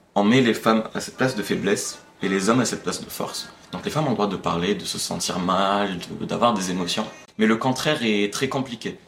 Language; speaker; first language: French; non-native, local second language; Arabic